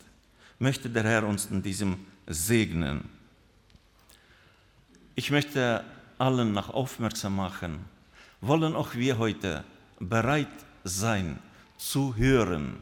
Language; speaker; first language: German; non-native, fluent; Russian